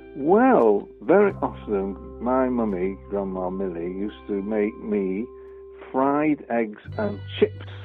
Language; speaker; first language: English; native; English